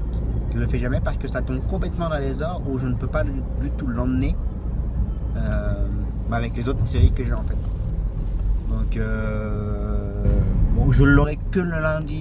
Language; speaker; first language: French; native; French